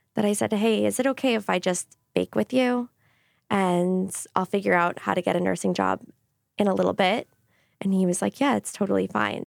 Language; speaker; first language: English; native; English